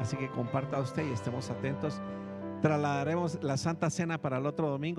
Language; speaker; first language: Spanish; native; Spanish